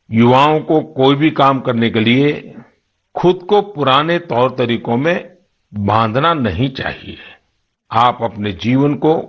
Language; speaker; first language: Hindi; non-native, local second language; Gujarati